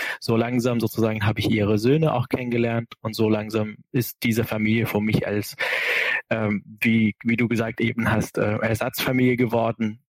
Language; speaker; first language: German; non-native, fluent; Arabic